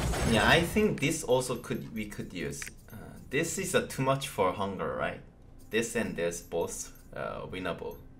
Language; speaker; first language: English; non-native, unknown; Korean